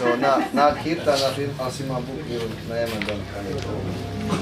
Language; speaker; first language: Dutch; non-native, fluent; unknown